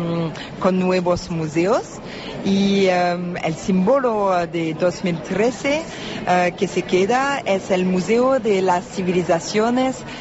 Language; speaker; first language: Spanish; non-native, learner; French